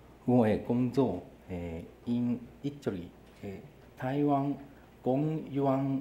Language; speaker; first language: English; non-native, learner; Japanese